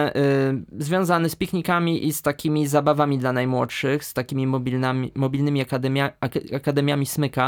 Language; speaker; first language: Polish; native; Polish